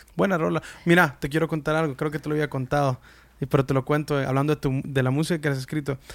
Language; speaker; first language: Spanish; early bilingual, heritage; Spanish